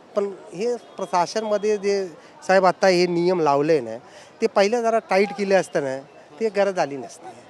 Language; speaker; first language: Marathi; non-native, local second language; Hindi